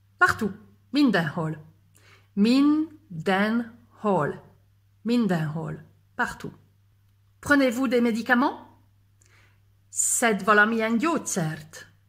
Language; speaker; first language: French; native; French